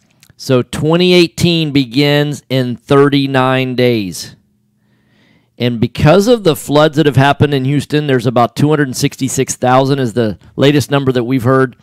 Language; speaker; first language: English; native; English